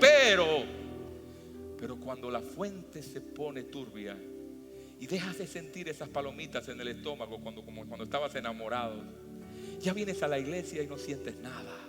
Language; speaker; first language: Spanish; native; Spanish